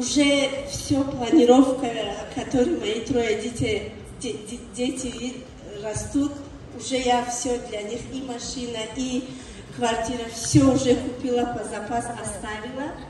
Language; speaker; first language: Russian; non-native, learner; Tajik